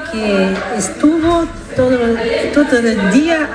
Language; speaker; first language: Spanish; non-native, learner; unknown